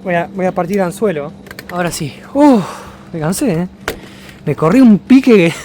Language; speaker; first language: Spanish; native; Spanish